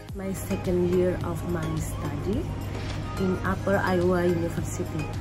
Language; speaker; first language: English; non-native, learner; Indonesian